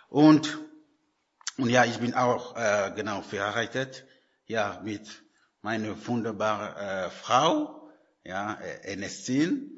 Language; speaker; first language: German; non-native, learner; French